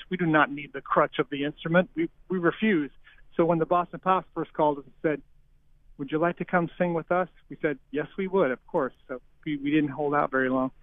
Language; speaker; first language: English; native; English